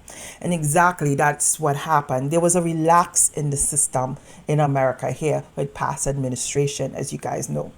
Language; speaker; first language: English; native; English